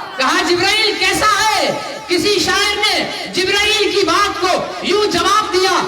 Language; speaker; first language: Urdu; non-native, local second language; Sindhi